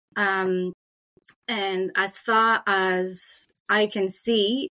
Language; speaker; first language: English; non-native, fluent; French